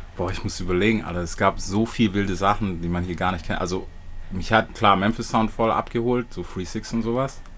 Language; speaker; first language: German; native; German